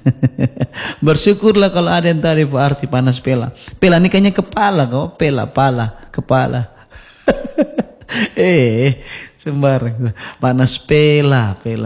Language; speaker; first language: Indonesian; non-native, local second language; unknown